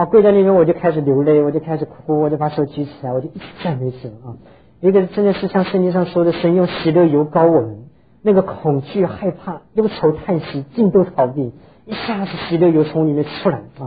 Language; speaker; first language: Chinese; native; Chinese